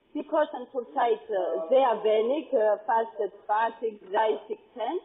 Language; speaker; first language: German; non-native, fluent; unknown